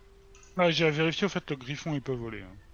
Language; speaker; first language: French; native; French